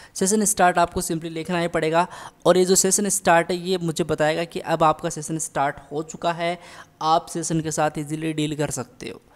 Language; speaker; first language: Hindi; native; Hindi